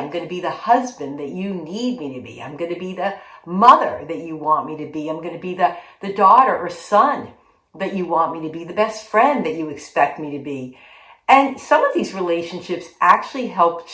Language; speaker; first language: English; native; English